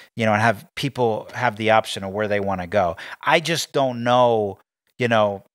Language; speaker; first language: English; native; English